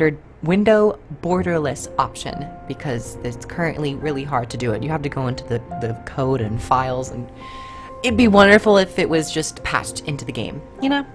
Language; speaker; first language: English; native; English